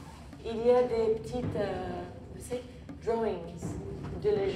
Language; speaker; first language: French; non-native, learner; English